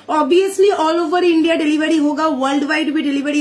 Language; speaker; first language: Hindi; non-native, local second language; Bangla